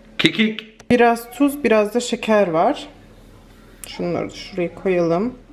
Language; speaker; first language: Turkish; early bilingual, heritage; Turkish